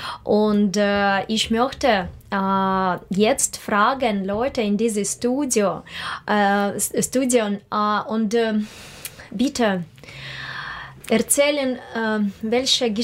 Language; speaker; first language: German; non-native, learner; Russian